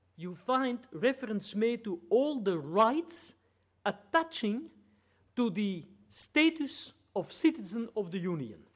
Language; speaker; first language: English; non-native, fluent; Dutch